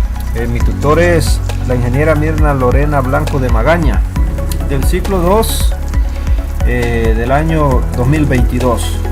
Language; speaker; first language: Spanish; native; Spanish